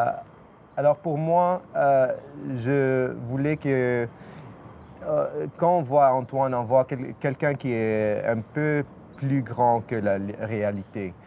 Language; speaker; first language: French; non-native, fluent; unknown